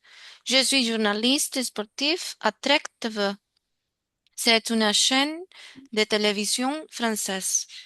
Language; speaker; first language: French; non-native, learner; Spanish